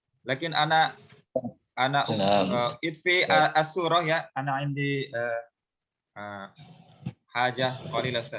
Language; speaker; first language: Arabic; non-native, learner; Indonesian